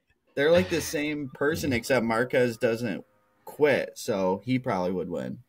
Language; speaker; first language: English; native; English